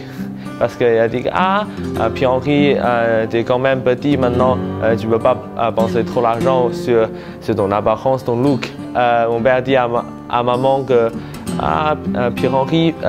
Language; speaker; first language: French; early bilingual, heritage; French